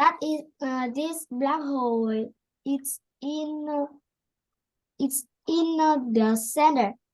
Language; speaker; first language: English; non-native, learner; Vietnamese